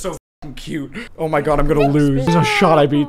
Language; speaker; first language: English; native; English